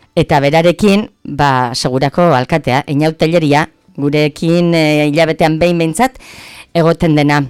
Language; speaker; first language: Basque; native; Basque